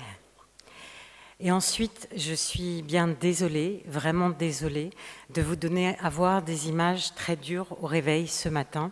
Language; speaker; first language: French; native; French